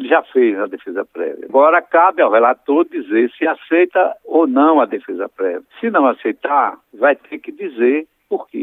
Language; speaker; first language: Portuguese; native; Portuguese